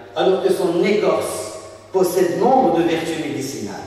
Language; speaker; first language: French; non-native, local second language; Arabic